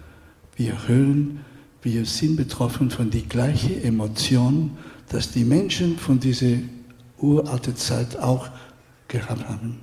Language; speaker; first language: German; non-native, fluent; Spanish